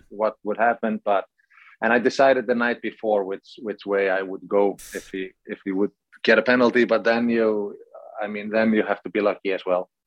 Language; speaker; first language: English; non-native, fluent; Icelandic